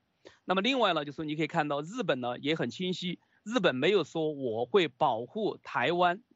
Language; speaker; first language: Chinese; native; Chinese